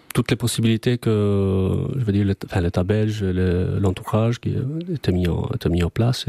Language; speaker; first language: French; non-native, fluent; Albanian